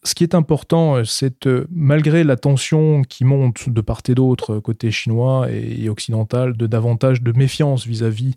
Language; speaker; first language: French; native; French